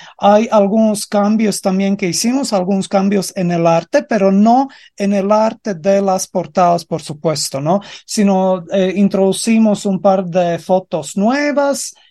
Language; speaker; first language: Spanish; non-native, fluent; Latvian